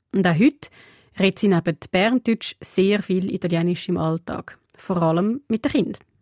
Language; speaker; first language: German; early bilingual, other home language; Portuguese